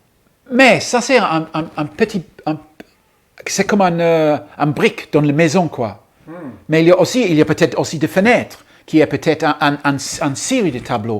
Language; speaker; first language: French; non-native, fluent; English